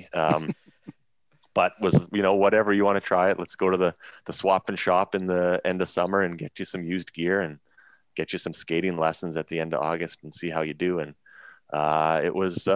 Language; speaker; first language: English; native; English